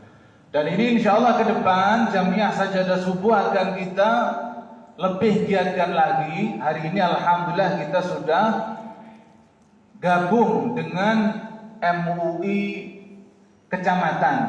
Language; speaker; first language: Indonesian; native; Indonesian